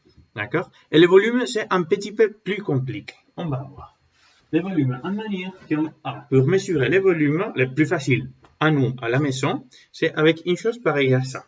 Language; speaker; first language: French; non-native, learner; Spanish